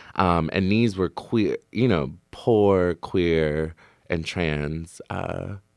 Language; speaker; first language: English; native; English